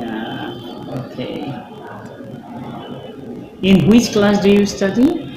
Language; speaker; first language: English; non-native, fluent; Bangla